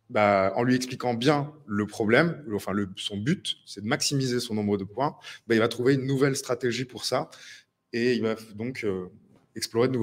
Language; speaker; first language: French; native; French